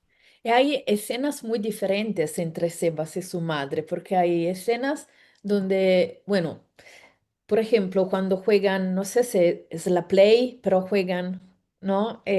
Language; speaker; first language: Spanish; non-native, fluent; Italian